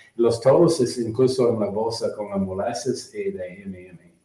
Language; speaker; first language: Spanish; non-native, learner; English